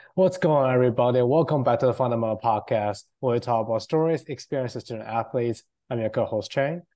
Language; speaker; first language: English; non-native, fluent; Chinese